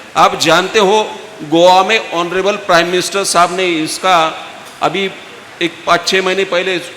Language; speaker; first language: Hindi; non-native, local second language; Marathi